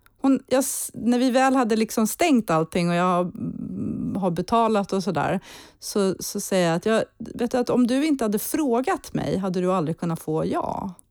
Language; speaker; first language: Swedish; early bilingual, heritage; Swedish